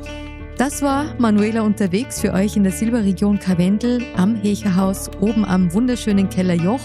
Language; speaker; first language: German; native; German